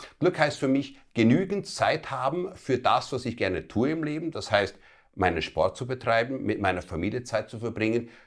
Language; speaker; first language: German; early bilingual, other home language; Italian